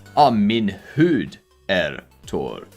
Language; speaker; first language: Swedish; non-native, learner; English